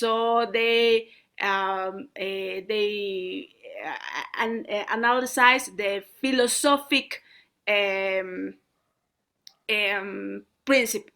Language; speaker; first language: English; non-native, learner; Spanish